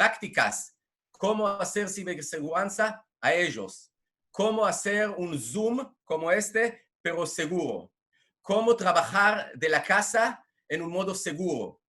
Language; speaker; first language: Spanish; non-native, fluent; Hebrew